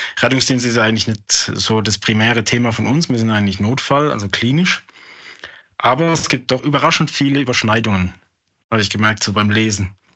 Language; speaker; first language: German; native; German